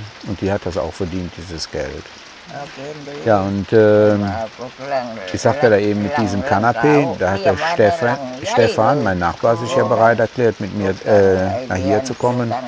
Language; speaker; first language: German; native; German